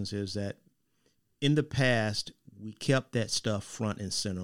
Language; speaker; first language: English; native; English